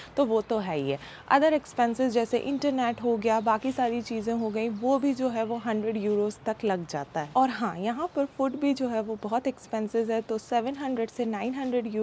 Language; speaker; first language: Hindi; native; Hindi